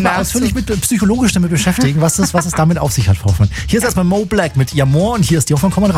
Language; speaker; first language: German; native; German